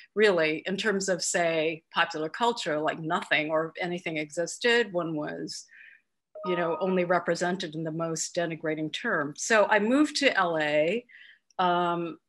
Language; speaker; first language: English; native; English